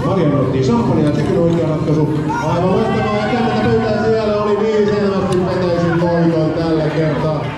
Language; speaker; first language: Finnish; native; Finnish